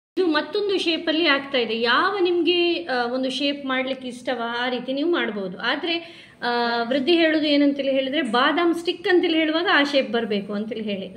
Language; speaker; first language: Kannada; non-native, local second language; Konkani